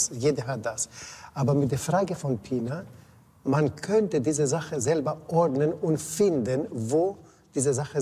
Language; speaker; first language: German; non-native, fluent; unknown